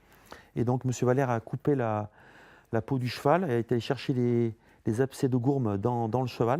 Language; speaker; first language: French; native; French